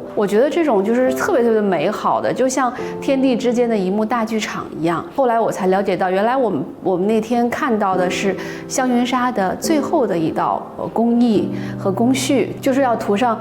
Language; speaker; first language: Chinese; native; Chinese